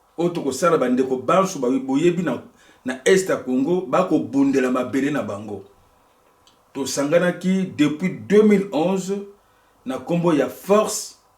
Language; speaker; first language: Lingala; native; Lingala